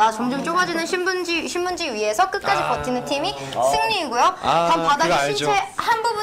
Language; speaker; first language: Korean; native; Korean